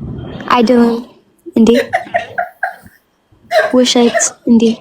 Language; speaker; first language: Amharic; non-native, learner; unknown